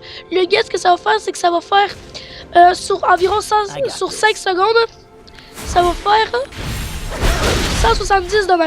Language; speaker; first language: French; native; French